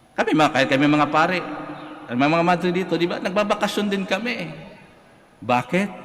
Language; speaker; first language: Filipino; non-native, local second language; Cebuano